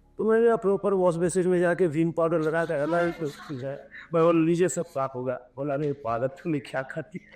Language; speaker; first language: Hindi; native; Hindi